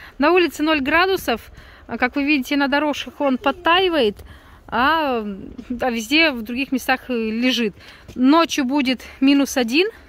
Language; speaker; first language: Russian; native; Russian